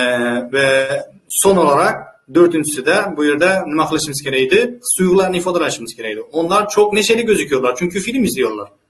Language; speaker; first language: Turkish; non-native, fluent; Uzbek